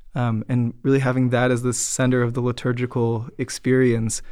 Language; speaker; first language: English; native; English